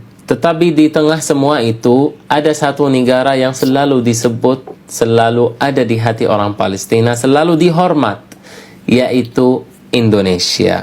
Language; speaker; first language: Indonesian; non-native, fluent; Arabic